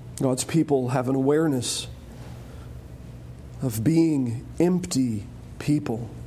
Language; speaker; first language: English; native; English